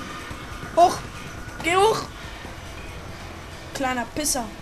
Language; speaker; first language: German; native; German